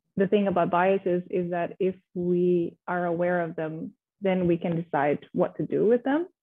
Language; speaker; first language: English; non-native, fluent; Indonesian